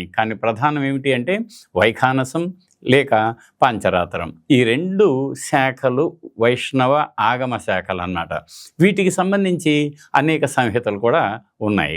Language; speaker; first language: Telugu; native; Telugu